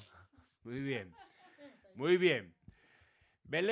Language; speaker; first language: Spanish; native; Spanish